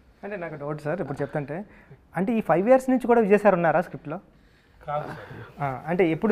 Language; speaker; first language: Telugu; native; Telugu